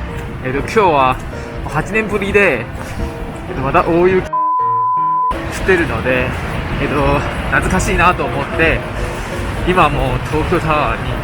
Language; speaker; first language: Japanese; non-native, fluent; Chinese